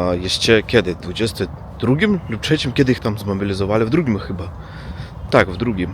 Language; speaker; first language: Polish; non-native, learner; Russian